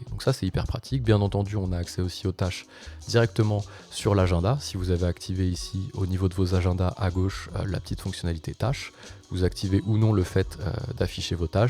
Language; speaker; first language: French; native; French